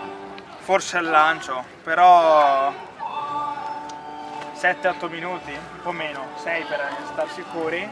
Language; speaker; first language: Italian; native; Italian